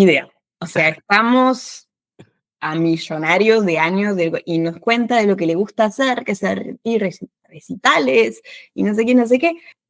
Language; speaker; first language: Spanish; non-native, fluent; French